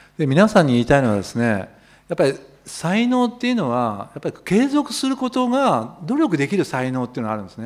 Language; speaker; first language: Japanese; native; Japanese